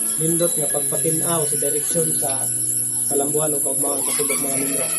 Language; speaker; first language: Cebuano; non-native, local second language; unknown